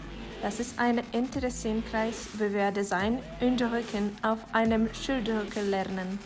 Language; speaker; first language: German; non-native, learner; Polish